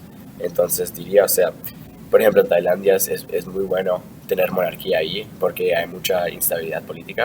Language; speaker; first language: Spanish; early bilingual, heritage; Spanish